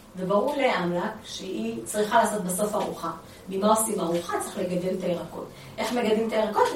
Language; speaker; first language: Hebrew; early bilingual, other home language; Amharic